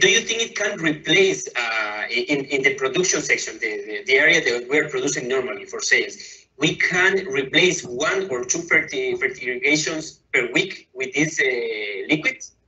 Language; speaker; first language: English; non-native, fluent; Spanish